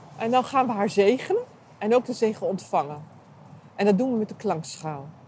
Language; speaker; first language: Dutch; native; Dutch